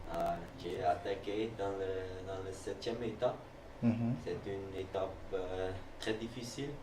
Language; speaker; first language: French; non-native, learner; Dutch